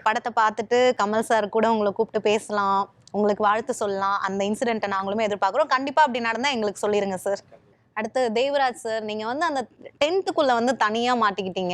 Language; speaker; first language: Tamil; native; Tamil